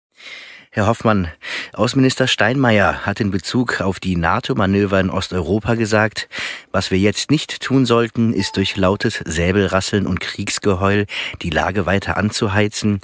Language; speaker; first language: German; native; German